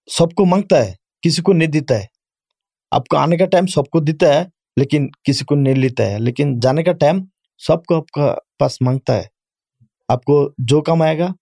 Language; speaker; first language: Urdu; non-native, learner; Bangla